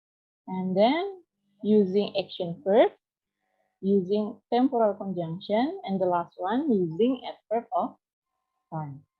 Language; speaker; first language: English; non-native, learner; Indonesian